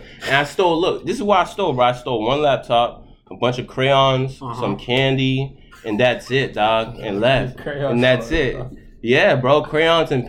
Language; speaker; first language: English; early bilingual, other home language; Haitian Creole